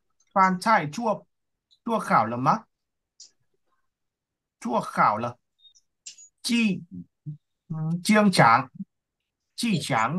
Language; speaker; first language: Chinese; non-native, learner; Vietnamese